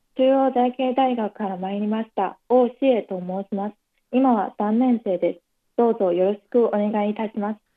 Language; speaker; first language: Japanese; non-native, fluent; Chinese